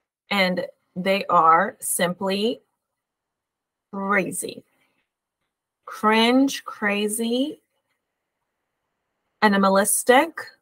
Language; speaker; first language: English; native; English